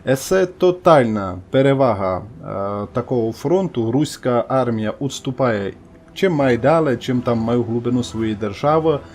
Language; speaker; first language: Ukrainian; native; Ukrainian